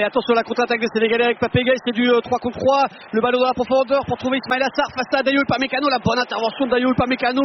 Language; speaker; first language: French; native; French